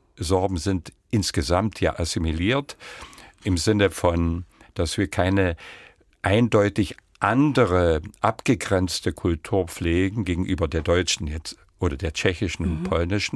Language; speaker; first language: German; non-native, local second language; Upper Sorbian